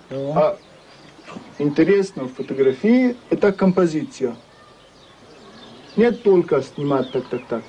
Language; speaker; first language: Russian; non-native, learner; French